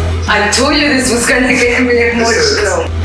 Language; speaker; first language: English; non-native, fluent; Spanish